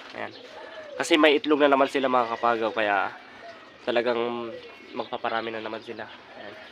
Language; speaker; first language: Filipino; native; Filipino